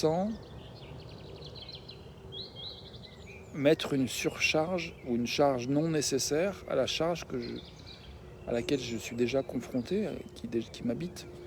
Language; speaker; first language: French; native; French